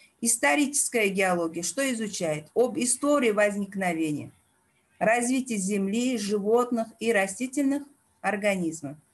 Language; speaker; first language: Russian; non-native, local second language; Uzbek